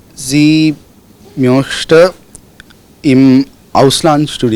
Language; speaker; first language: German; non-native, learner; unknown